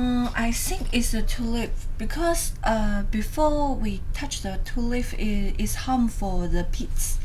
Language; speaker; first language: English; non-native, learner; Chinese